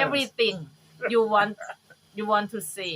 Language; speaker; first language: English; non-native, learner; Thai